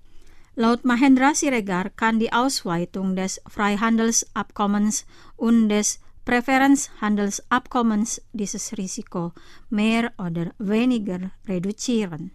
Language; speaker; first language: German; non-native, fluent; Indonesian